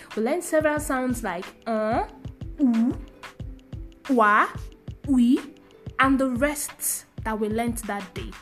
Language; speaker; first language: English; non-native, local second language; Yoruba